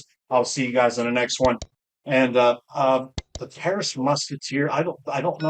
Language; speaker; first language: English; native; English